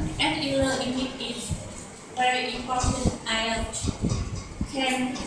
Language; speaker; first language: English; non-native, learner; Vietnamese